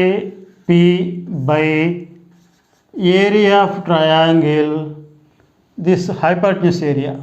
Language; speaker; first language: English; non-native, local second language; Telugu